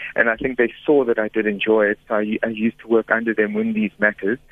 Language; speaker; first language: English; native; English